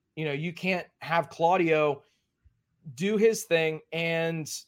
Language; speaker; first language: English; native; English